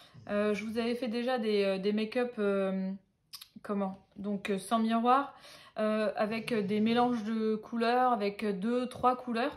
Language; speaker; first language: French; native; French